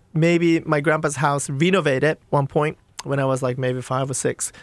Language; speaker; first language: English; non-native, fluent; Japanese